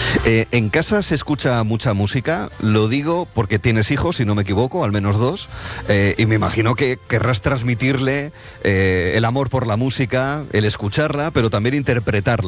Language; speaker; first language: Spanish; native; Spanish